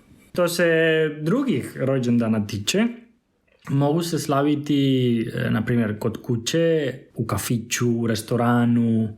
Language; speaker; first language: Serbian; non-native, fluent; Spanish